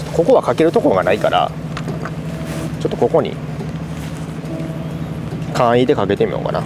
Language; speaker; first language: Japanese; native; Japanese